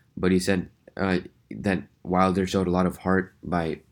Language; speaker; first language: English; early bilingual, other home language; Russian